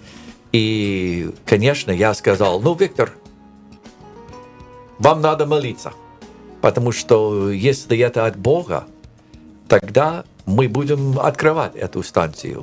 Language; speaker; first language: Russian; non-native, learner; English